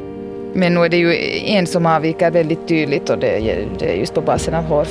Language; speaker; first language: Swedish; native; Swedish